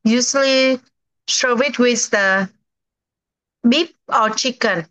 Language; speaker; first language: English; non-native, learner; Vietnamese